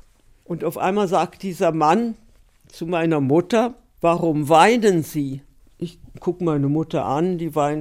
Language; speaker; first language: German; early bilingual, heritage; German